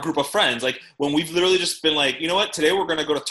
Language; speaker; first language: English; native; English